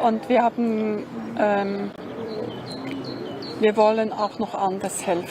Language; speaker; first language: German; non-native, learner; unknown